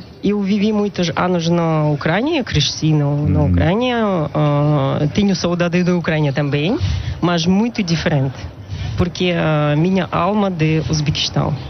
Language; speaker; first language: Portuguese; non-native, local second language; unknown